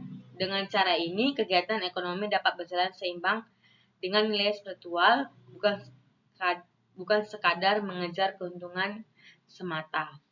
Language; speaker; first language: Indonesian; non-native, local second language; Balinese